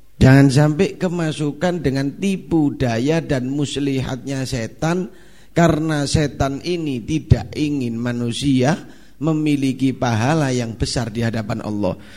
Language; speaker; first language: Indonesian; non-native, local second language; Javanese